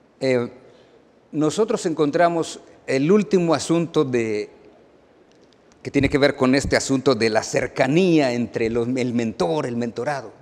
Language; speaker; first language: Spanish; native; Spanish